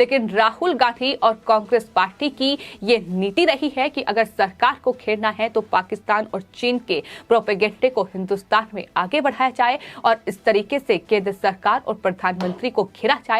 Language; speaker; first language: Hindi; native; Hindi